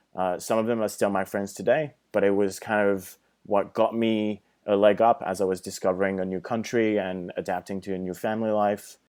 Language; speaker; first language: English; non-native, fluent; French